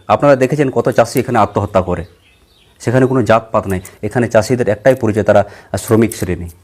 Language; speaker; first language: Bangla; non-native, local second language; Santali